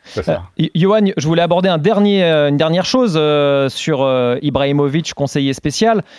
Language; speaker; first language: French; native; French